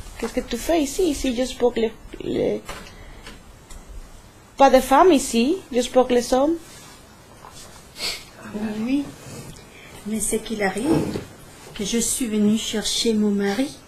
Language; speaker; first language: French; non-native, learner; Spanish